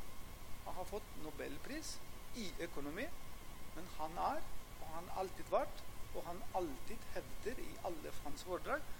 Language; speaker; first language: Norwegian; non-native, fluent; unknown